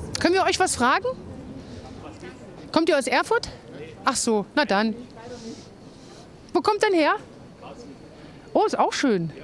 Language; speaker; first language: German; native; German